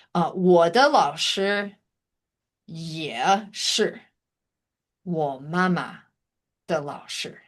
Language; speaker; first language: Chinese; non-native, fluent; English